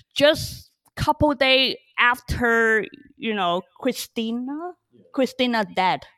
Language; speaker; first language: English; early bilingual, other home language; Chinese